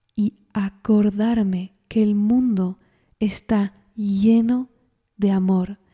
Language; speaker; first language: Spanish; non-native, fluent; French